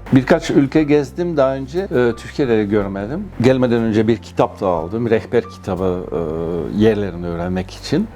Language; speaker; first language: Turkish; non-native, fluent; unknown